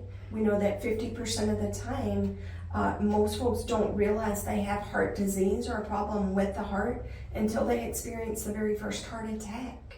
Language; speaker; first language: English; native; English